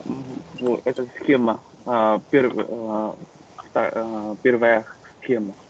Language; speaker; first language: Russian; non-native, learner; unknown